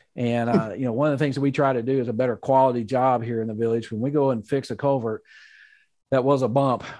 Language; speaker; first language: English; native; English